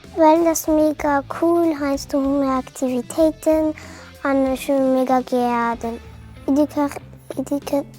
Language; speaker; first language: German; non-native, local second language; Luxembourgish